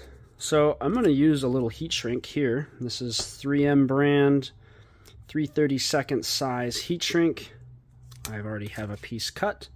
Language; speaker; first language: English; native; English